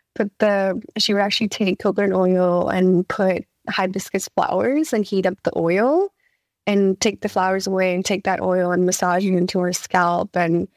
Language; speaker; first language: English; early bilingual, other home language; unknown